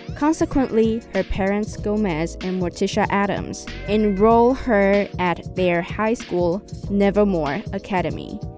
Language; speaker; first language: English; non-native, fluent; Chinese